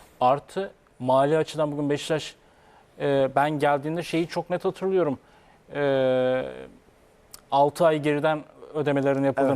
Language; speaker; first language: Turkish; native; Turkish